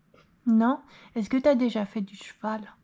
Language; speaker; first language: French; native; French